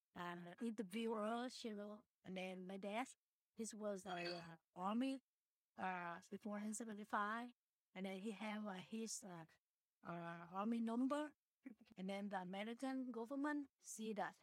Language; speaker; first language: English; early bilingual, other home language; Vietnamese